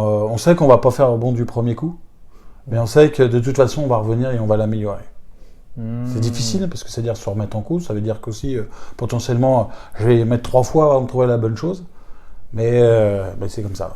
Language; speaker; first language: French; native; French